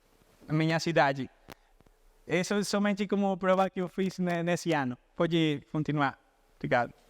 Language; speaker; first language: Portuguese; non-native, fluent; Spanish